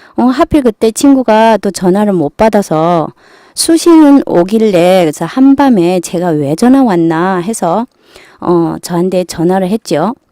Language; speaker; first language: Korean; non-native, fluent; Chinese